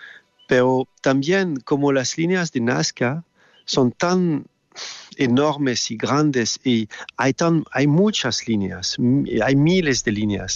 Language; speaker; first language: Spanish; non-native, fluent; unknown